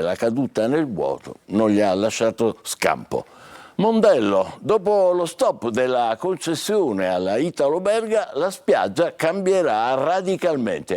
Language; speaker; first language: Italian; native; Italian